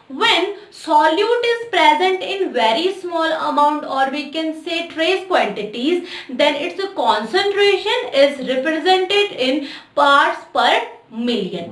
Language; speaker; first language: English; non-native, local second language; Hindi